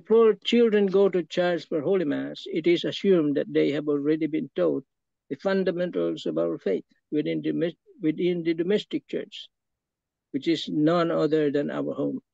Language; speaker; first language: English; non-native, local second language; Filipino